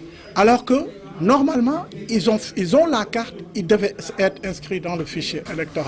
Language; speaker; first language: French; non-native, local second language; Wolof